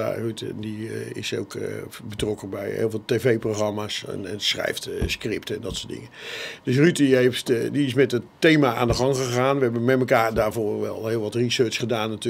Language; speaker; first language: Dutch; native; Dutch